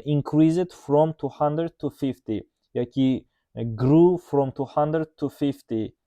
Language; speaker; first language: English; non-native, fluent; Uzbek